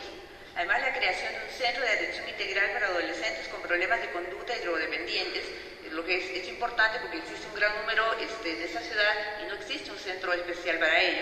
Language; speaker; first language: Spanish; native; Spanish